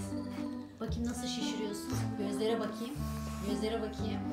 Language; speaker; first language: Turkish; native; Turkish